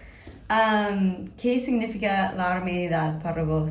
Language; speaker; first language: Spanish; non-native, fluent; English